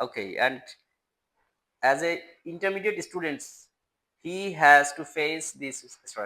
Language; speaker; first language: English; non-native, learner; Bangla